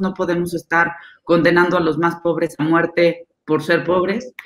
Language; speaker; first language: Spanish; native; Spanish